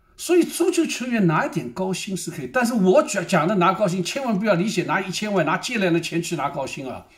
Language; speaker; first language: Chinese; native; Chinese